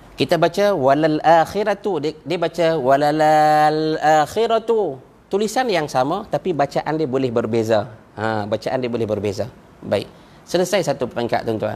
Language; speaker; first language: Malay; native; Malay